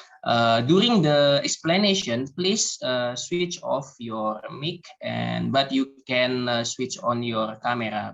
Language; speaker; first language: English; non-native, learner; Indonesian